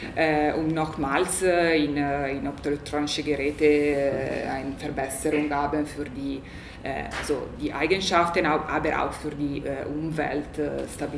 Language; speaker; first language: German; non-native, learner; Italian